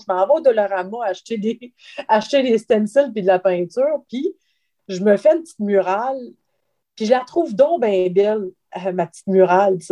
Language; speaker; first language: French; native; French